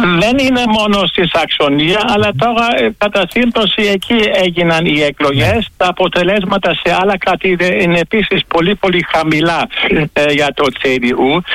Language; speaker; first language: Greek; non-native, fluent; German